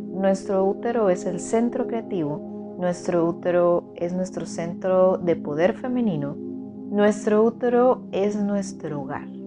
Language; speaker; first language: Spanish; native; Spanish